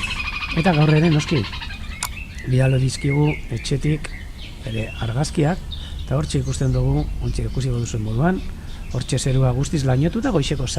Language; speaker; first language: Basque; native; Basque